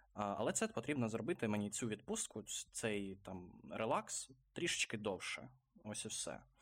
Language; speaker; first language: Ukrainian; non-native, local second language; Russian